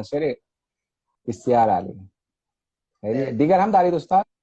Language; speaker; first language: Persian; non-native, fluent; Hindi